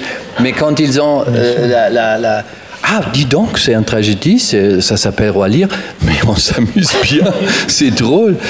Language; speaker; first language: French; non-native, fluent; German